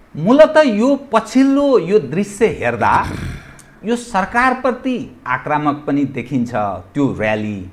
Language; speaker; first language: Nepali; native; Nepali